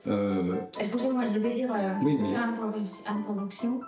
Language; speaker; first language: French; non-native, fluent; Spanish